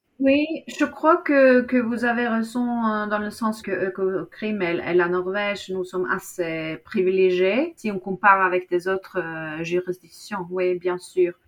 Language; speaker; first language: French; non-native, fluent; Norwegian